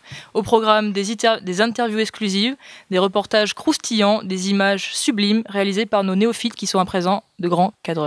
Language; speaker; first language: French; native; French